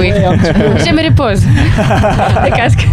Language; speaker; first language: French; non-native, learner; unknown